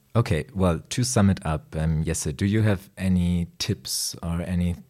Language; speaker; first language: English; non-native, fluent; German